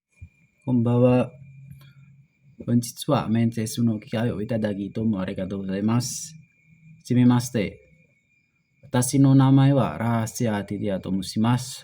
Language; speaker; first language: Japanese; non-native, learner; Indonesian